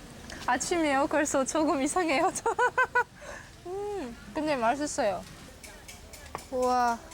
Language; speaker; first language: Korean; non-native, learner; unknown